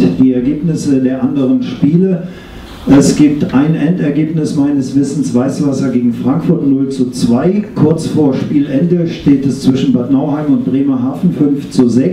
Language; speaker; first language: German; native; German